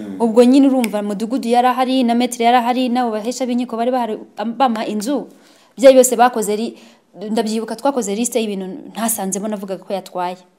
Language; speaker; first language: Kinyarwanda; native; Kinyarwanda